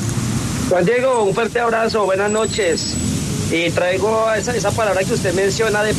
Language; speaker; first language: Spanish; native; Spanish